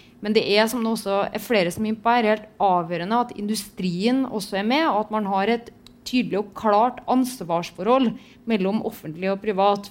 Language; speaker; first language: Norwegian; native; Norwegian